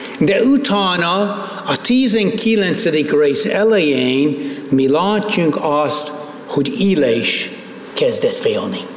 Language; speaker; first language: Hungarian; non-native, fluent; English